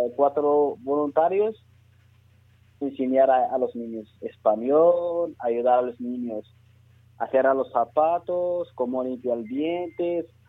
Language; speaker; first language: Spanish; non-native, learner; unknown